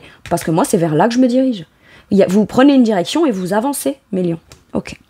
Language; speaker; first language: French; native; French